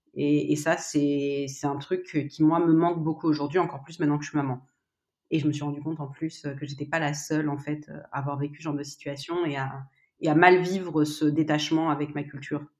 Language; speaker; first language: French; native; French